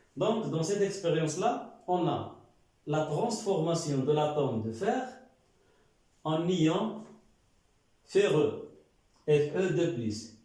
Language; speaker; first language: French; non-native, local second language; Arabic